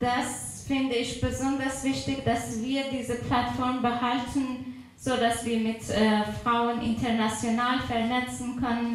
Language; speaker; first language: German; non-native, fluent; Persian